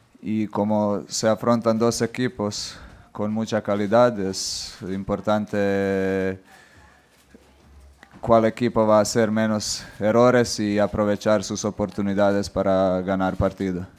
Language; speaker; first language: Spanish; non-native, fluent; Croatian